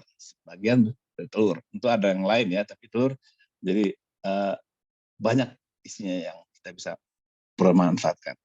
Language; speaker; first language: Malay; native; Malay